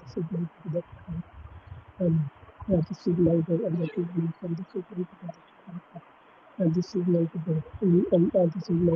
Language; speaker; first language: English; non-native, learner; Bangla